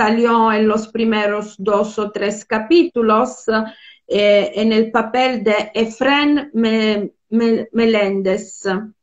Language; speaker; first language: Spanish; non-native, fluent; Italian